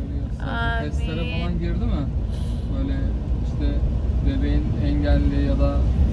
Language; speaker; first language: Turkish; native; Turkish